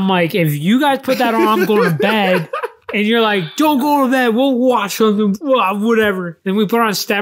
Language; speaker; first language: English; native; English